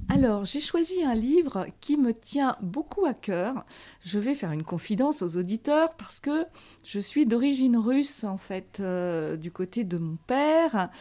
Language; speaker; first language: French; native; French